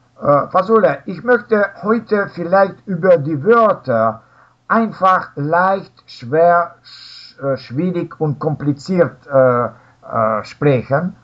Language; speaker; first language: German; non-native, learner; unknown